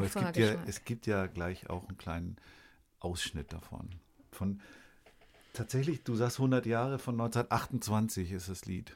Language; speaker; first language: German; native; German